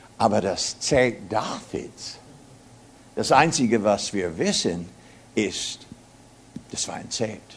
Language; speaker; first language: German; non-native, fluent; English